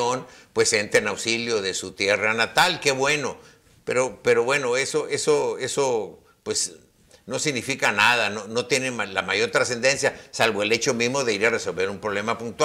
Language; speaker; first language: Spanish; native; Spanish